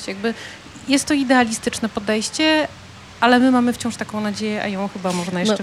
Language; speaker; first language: Polish; native; Polish